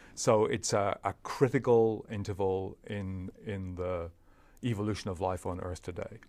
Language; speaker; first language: English; native; English